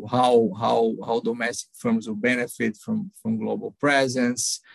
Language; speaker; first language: English; non-native, fluent; Portuguese